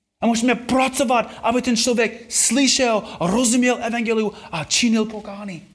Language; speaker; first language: Czech; non-native, fluent; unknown